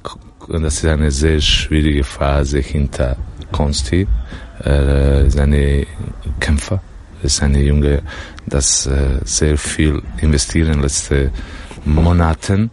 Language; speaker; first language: German; non-native, learner; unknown